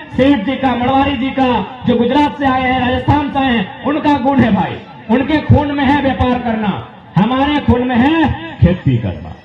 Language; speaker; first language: Hindi; non-native, local second language; Magahi